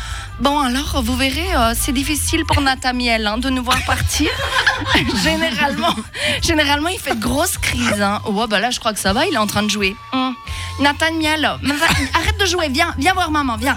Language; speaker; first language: French; native; French